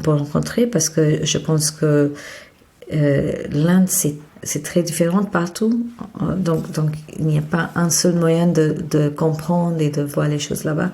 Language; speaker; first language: French; non-native, fluent; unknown